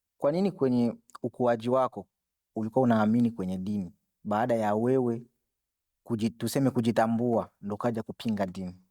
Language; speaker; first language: Swahili; non-native, local second language; Bembe